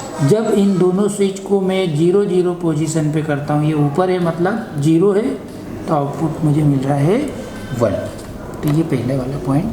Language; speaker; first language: Hindi; native; Hindi